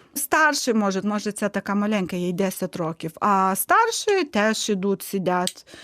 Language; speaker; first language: Ukrainian; non-native, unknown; Lithuanian